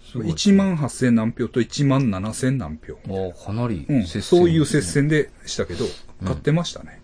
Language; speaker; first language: Japanese; native; Japanese